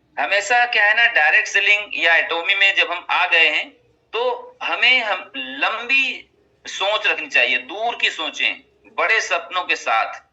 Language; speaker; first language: Hindi; native; Hindi